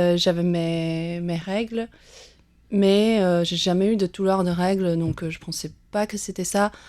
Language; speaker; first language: French; non-native, fluent; Chinese